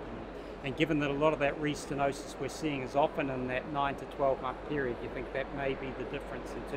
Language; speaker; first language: English; native; English